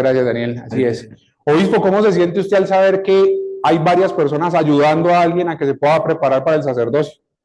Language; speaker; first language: Spanish; native; Spanish